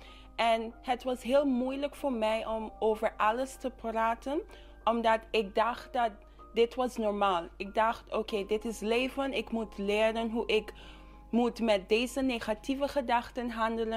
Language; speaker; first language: Dutch; non-native, local second language; English